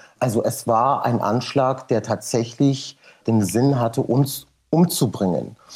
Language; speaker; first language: German; native; German